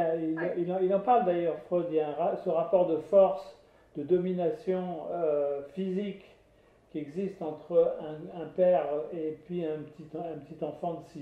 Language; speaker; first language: French; native; French